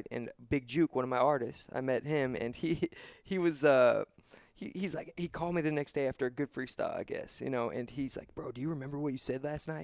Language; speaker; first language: English; native; English